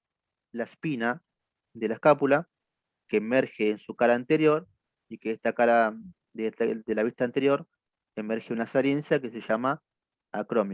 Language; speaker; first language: Spanish; native; Spanish